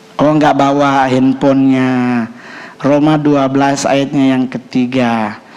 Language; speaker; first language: Indonesian; native; Indonesian